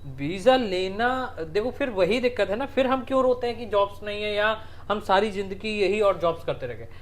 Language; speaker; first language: Hindi; non-native, local second language; Punjabi